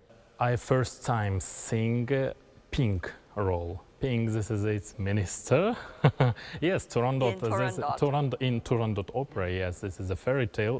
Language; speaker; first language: English; non-native, learner; Kazakh